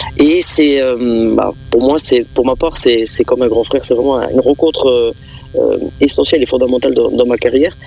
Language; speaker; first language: French; native; French